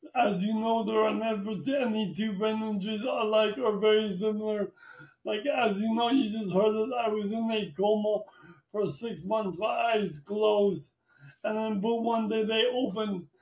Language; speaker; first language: English; native; English